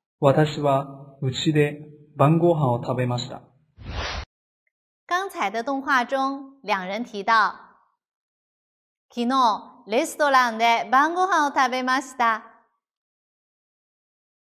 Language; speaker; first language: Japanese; non-native, fluent; Chinese